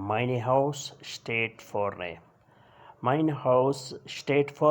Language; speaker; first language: German; non-native, learner; Urdu